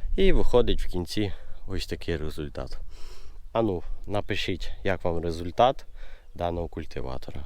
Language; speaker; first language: Ukrainian; native; Ukrainian